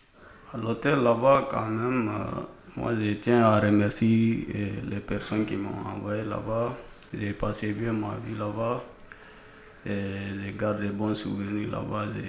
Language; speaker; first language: French; non-native, learner; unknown